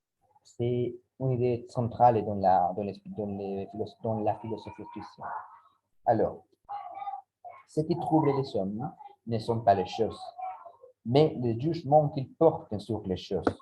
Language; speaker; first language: French; non-native, learner; Spanish